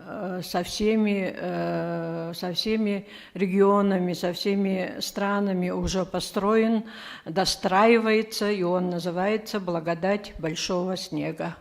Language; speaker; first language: Russian; native; Russian